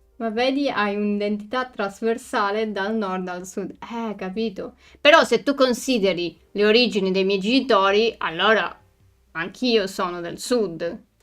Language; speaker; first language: Italian; native; Italian